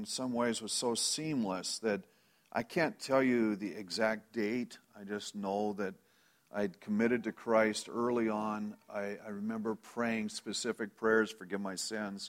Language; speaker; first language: English; native; English